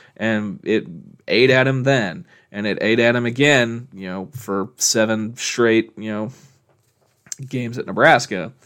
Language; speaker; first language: English; native; English